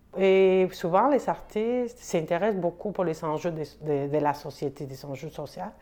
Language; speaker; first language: French; non-native, fluent; Spanish